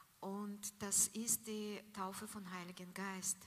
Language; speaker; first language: German; non-native, learner; Russian